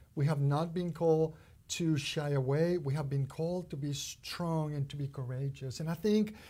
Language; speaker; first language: English; non-native, fluent; Spanish